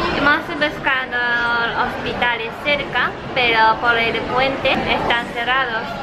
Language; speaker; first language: Spanish; non-native, fluent; Japanese